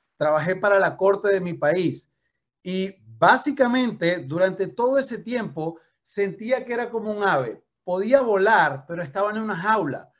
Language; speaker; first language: Spanish; native; Spanish